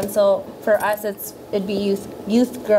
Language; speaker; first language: English; early bilingual, other home language; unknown